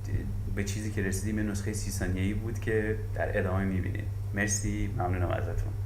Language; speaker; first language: Persian; native; Persian